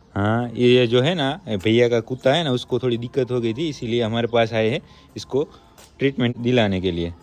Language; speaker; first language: Hindi; non-native, local second language; Gujarati